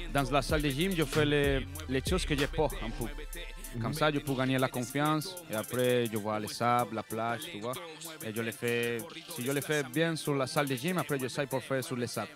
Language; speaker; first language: French; non-native, learner; Spanish